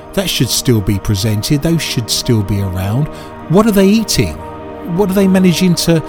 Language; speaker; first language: English; native; English